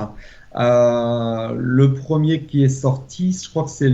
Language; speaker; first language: French; native; French